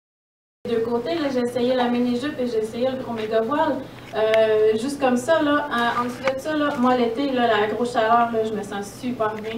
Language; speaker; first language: French; native; French